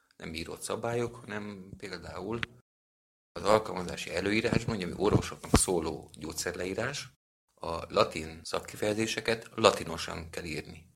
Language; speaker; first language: Hungarian; native; Hungarian